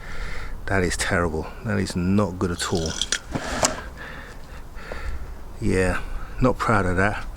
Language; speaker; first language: English; native; English